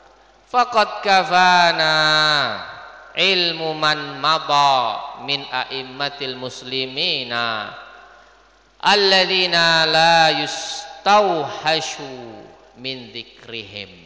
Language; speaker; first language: Arabic; non-native, fluent; Indonesian